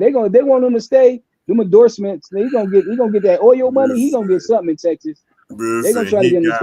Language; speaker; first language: English; native; English